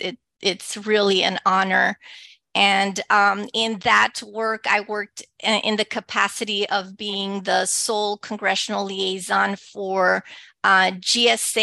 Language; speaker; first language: English; early bilingual, other home language; Spanish